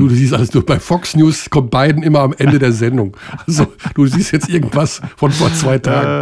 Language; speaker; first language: German; native; German